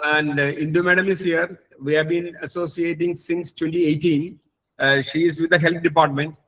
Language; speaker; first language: English; non-native, local second language; Malayalam